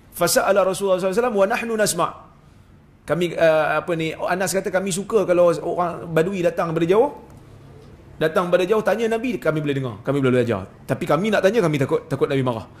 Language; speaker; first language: Malay; native; Malay